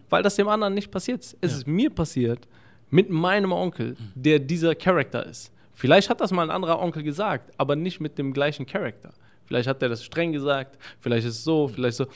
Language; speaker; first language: German; early bilingual, other home language; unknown